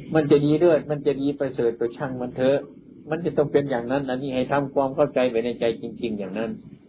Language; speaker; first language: Thai; native; Thai